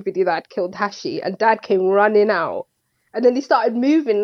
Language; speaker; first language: English; early bilingual, other home language; Swahili